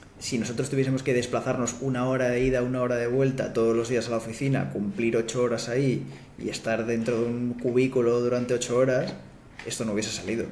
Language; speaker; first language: Spanish; native; Spanish